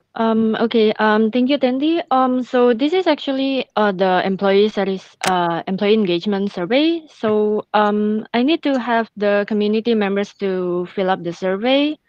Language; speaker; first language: English; non-native, fluent; Indonesian